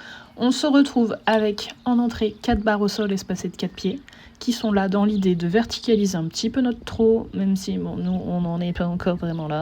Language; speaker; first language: French; native; French